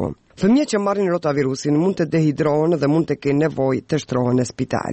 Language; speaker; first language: Albanian; native; Albanian